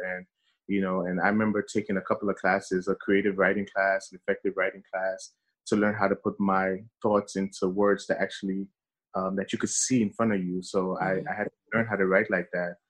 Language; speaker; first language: English; early bilingual, other home language; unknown